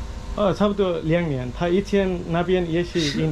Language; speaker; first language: Chinese; non-native, learner; Bangla